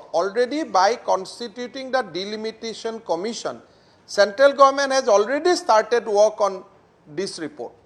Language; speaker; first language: English; non-native, local second language; Assamese